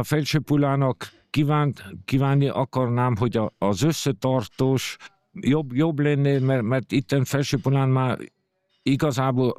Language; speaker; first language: Hungarian; early bilingual, heritage; Hungarian